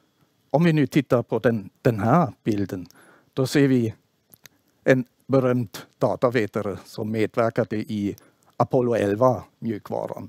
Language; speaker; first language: Swedish; non-native, fluent; German